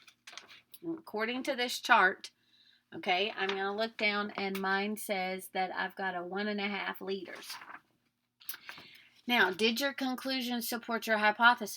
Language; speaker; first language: English; native; English